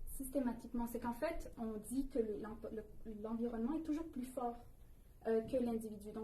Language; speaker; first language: French; early bilingual, other home language; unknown